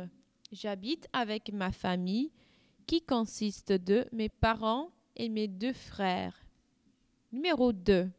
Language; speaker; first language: French; non-native, learner; English